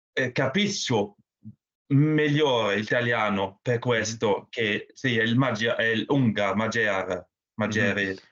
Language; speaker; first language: Italian; non-native, learner; German